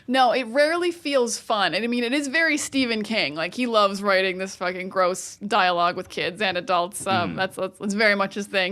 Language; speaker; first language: English; native; English